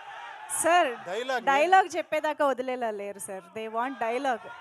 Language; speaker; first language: Telugu; native; Telugu